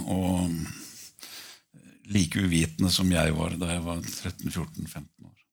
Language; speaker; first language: Norwegian; native; Norwegian